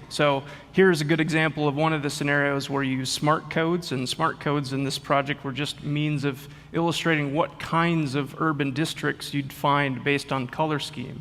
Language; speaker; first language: English; native; English